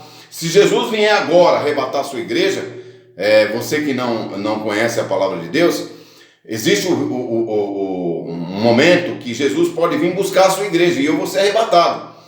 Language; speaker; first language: Portuguese; native; Portuguese